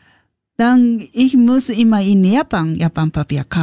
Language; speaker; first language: German; non-native, learner; Japanese